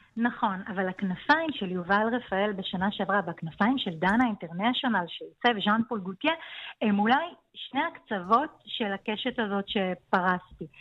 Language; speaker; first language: Hebrew; native; Hebrew